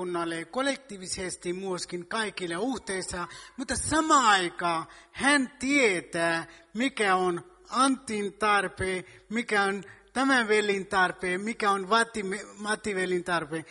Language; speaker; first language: Finnish; non-native, fluent; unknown